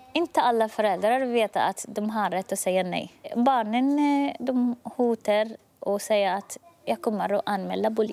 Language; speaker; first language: Swedish; non-native, fluent; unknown